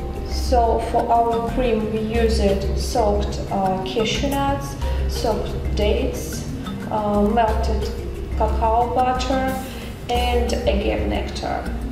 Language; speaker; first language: English; non-native, learner; Russian